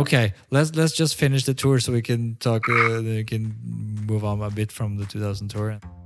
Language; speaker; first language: English; non-native, fluent; Norwegian